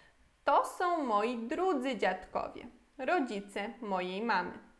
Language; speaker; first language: Polish; non-native, fluent; Portuguese